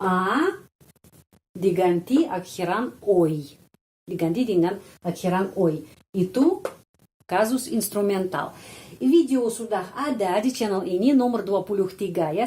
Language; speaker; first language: Indonesian; non-native, fluent; Russian